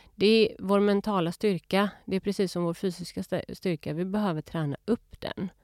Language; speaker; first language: Swedish; early bilingual, other home language; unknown